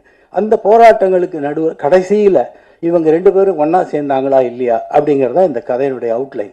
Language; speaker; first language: Tamil; native; Tamil